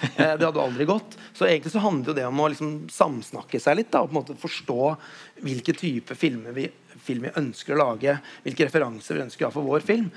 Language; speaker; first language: Norwegian; native; Norwegian